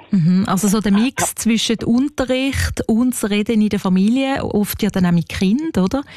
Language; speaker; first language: German; native; German